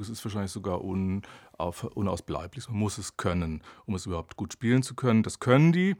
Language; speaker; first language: German; native; German